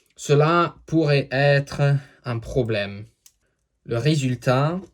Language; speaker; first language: French; non-native, learner; English